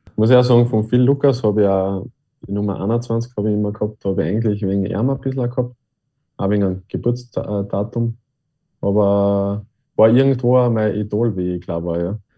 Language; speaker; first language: German; native; German